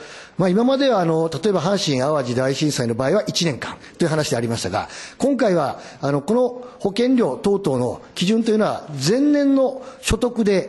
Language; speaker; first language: Japanese; native; Japanese